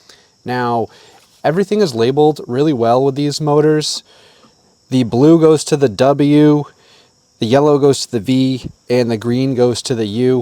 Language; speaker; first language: English; native; English